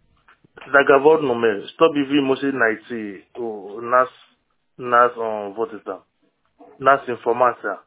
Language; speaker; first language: Russian; non-native, learner; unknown